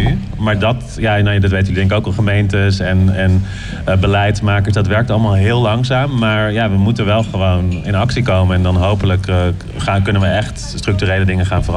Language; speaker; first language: Dutch; native; Dutch